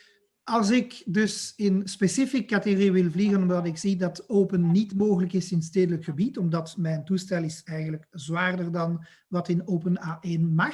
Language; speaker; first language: Dutch; non-native, local second language; French